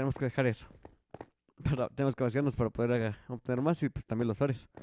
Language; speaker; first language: Spanish; native; Spanish